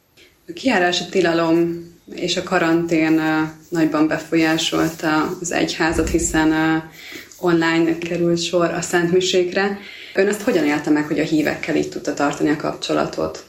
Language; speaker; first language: Hungarian; native; Hungarian